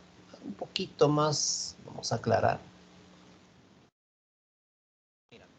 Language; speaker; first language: Spanish; native; Spanish